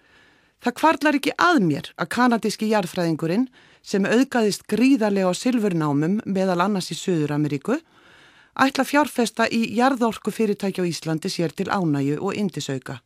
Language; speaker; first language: Icelandic; native; Icelandic